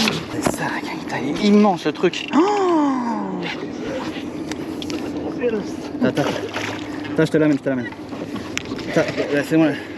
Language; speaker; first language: French; native; French